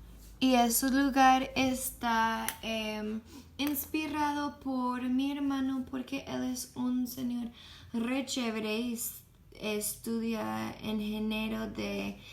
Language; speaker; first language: Spanish; non-native, learner; English